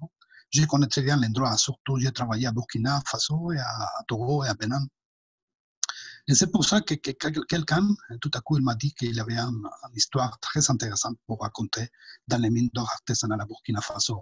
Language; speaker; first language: French; non-native, fluent; Spanish